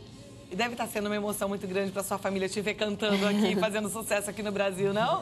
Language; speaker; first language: Portuguese; native; Portuguese